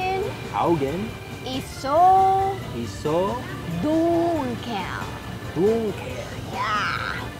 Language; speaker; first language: German; non-native, learner; Filipino